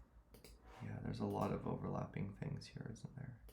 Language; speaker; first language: English; native; English